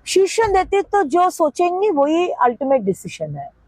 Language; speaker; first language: Hindi; non-native, local second language; Bangla